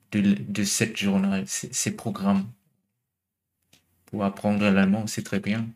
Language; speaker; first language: French; non-native, learner; German